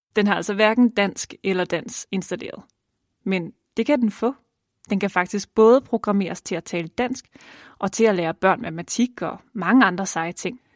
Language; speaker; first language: Danish; native; Danish